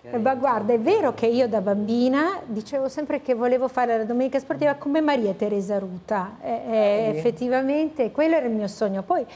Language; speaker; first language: Italian; native; Italian